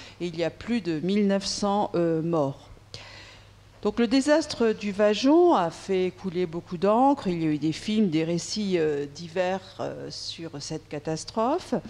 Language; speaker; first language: French; native; French